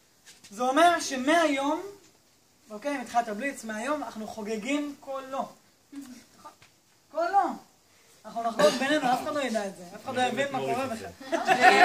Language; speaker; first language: Hebrew; native; Hebrew